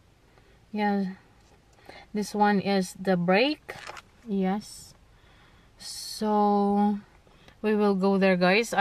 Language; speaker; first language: English; non-native, local second language; Filipino